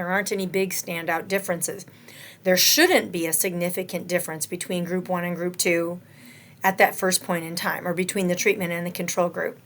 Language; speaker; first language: English; native; English